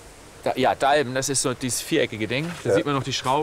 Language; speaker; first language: German; native; German